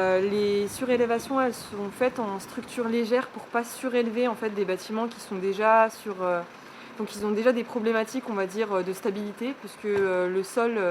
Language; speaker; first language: French; native; French